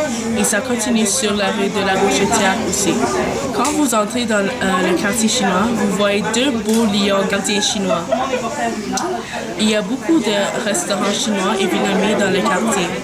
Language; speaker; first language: French; non-native, local second language; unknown